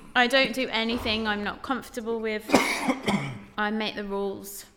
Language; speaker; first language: English; native; English